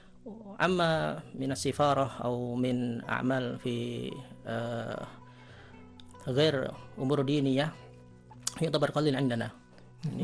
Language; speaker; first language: Arabic; non-native, fluent; Indonesian